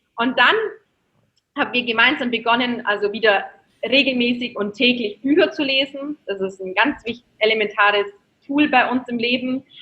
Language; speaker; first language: German; native; German